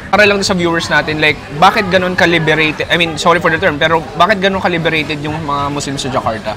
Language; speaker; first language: Filipino; native; Filipino